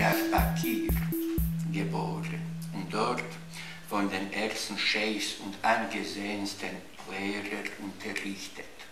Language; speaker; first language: German; non-native, fluent; Bosnian